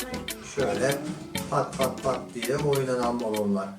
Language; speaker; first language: Turkish; native; Turkish